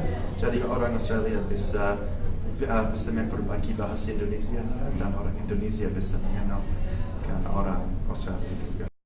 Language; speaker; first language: Indonesian; non-native, fluent; English